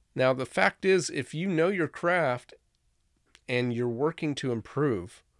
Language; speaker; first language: English; native; English